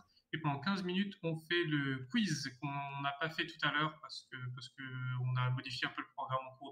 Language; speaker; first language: French; native; French